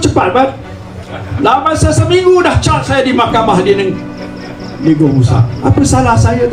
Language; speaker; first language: Malay; native; Malay